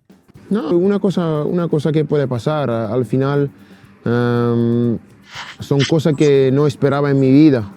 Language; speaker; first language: Spanish; non-native, fluent; French